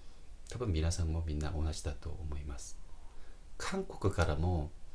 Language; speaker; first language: Japanese; non-native, fluent; Korean